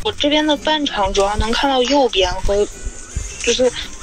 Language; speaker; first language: Chinese; native; Chinese